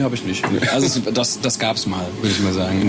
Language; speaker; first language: German; native; German